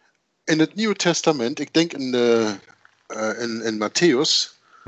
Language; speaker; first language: Dutch; native; Dutch